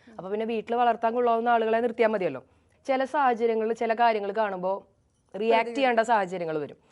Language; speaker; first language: Malayalam; native; Malayalam